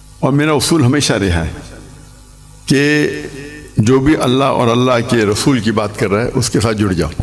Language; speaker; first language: Urdu; non-native, local second language; English